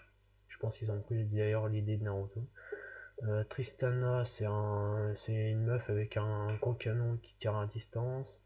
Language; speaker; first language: French; native; French